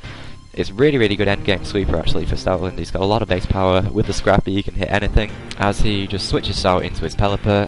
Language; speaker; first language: English; native; English